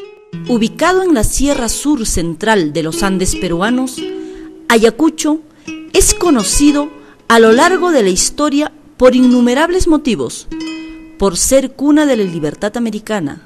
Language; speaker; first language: Spanish; native; Spanish